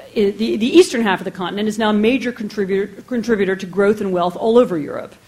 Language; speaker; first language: English; native; English